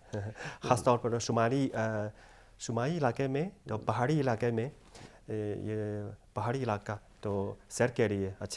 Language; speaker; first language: Hindi; non-native, fluent; Chinese